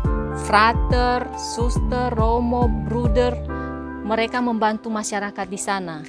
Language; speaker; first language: Indonesian; non-native, local second language; Nias